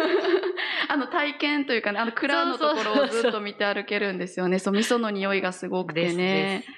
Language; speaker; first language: Japanese; native; Japanese